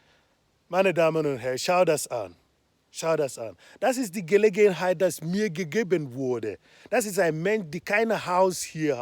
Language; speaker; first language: German; non-native, fluent; Igbo